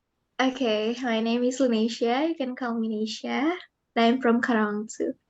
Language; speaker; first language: English; non-native, learner; Indonesian